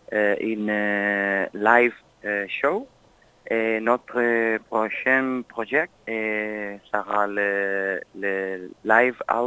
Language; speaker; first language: French; non-native, learner; Spanish